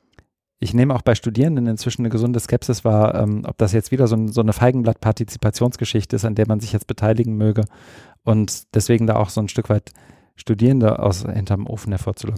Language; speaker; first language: German; native; German